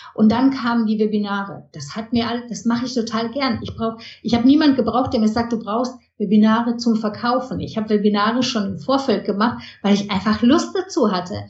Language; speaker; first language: German; early bilingual, heritage; German